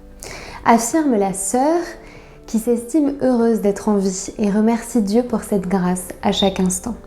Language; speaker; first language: French; native; French